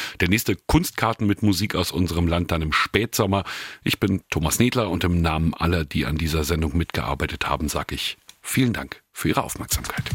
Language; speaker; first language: German; native; German